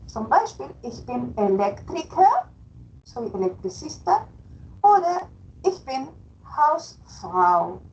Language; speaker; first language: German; non-native, fluent; Spanish